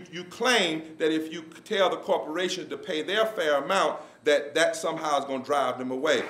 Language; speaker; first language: English; native; English